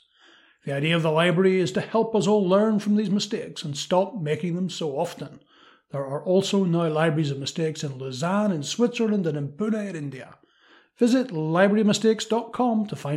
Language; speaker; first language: English; native; English